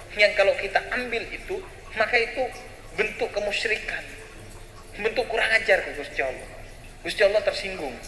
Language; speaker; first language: Indonesian; non-native, local second language; Madurese